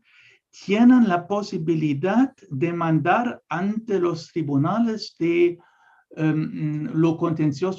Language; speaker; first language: Spanish; non-native, fluent; German